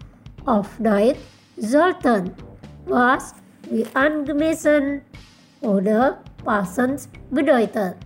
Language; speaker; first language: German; non-native, fluent; Indonesian